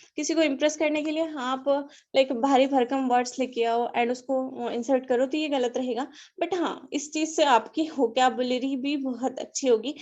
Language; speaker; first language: Hindi; non-native, local second language; Marathi